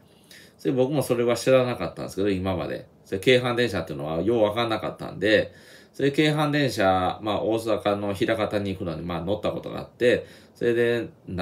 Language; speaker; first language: Japanese; native; Japanese